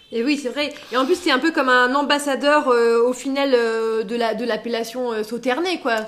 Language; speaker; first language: French; native; French